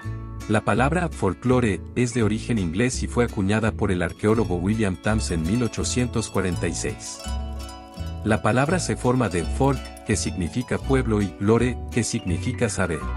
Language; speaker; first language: Spanish; native; Spanish